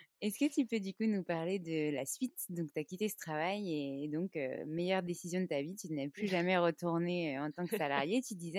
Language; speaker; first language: French; native; French